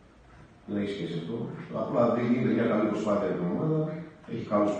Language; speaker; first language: Greek; non-native, learner; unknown